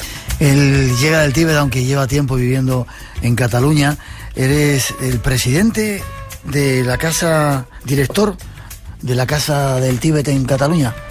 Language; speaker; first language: Spanish; native; Spanish